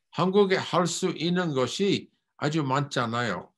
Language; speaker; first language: Korean; non-native, fluent; English